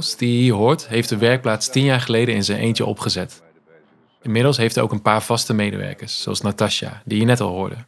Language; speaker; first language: Dutch; native; Dutch